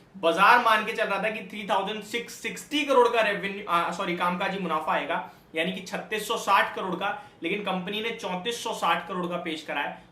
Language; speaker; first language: Hindi; native; Hindi